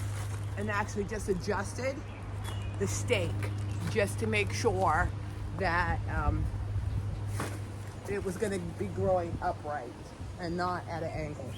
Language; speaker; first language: English; native; English